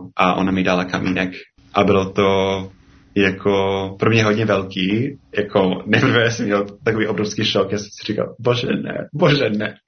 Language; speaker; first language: Czech; non-native, fluent; English